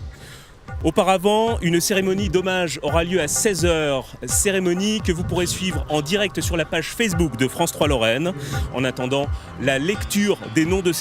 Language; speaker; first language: French; native; French